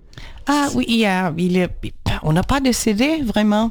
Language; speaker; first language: French; non-native, learner; Portuguese